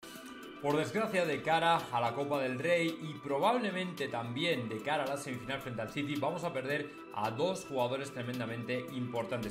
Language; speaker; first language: Spanish; native; Spanish